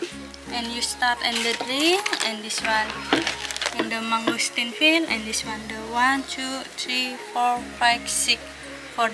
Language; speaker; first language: English; non-native, learner; Indonesian